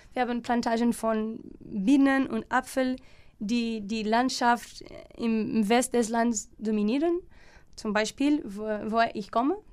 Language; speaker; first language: German; non-native, learner; Portuguese